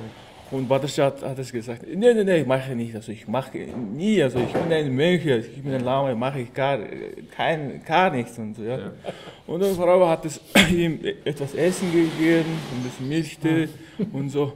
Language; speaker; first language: German; non-native, learner; Mongolian